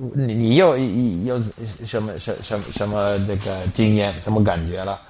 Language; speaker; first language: Chinese; non-native, fluent; English